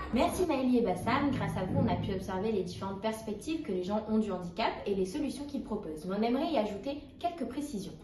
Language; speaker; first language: French; native; French